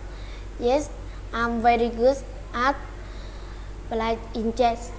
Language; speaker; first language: English; non-native, learner; Vietnamese